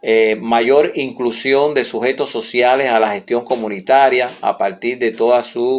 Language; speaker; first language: Spanish; native; Spanish